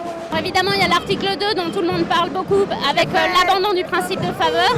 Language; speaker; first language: French; native; French